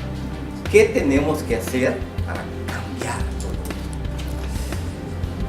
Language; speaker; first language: Spanish; non-native, fluent; Papiamento